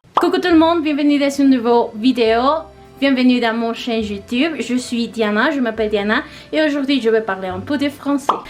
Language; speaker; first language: French; non-native, learner; Spanish